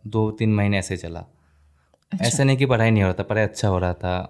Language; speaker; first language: Hindi; non-native, local second language; Bangla